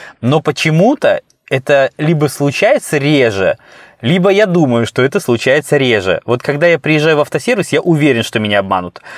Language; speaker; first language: Russian; native; Russian